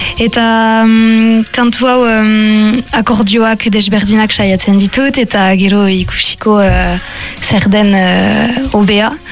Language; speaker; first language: Basque; non-native, local second language; French